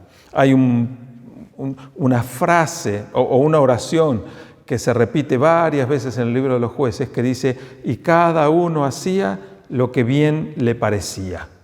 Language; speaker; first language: Spanish; native; Spanish